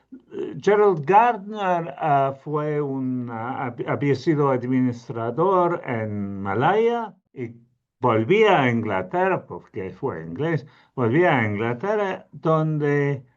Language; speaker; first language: Spanish; non-native, fluent; English